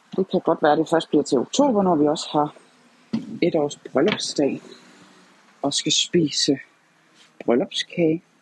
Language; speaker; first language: Danish; native; Danish